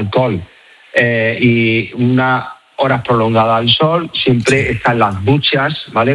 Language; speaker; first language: Spanish; native; Spanish